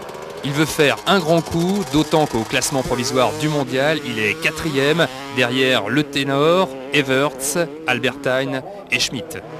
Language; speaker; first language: French; native; French